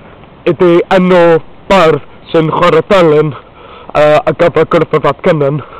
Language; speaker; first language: Welsh; non-native, learner; English